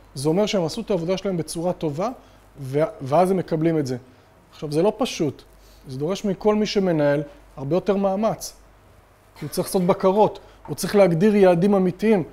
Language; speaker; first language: Hebrew; native; Hebrew